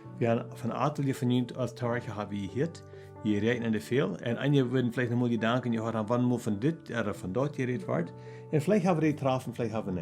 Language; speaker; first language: German; non-native, learner; Plautdietsch